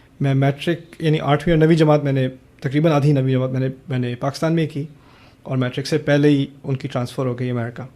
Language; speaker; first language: Urdu; early bilingual, heritage; German